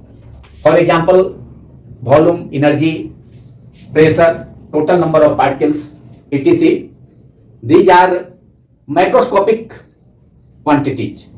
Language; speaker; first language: English; non-native, local second language; Hindi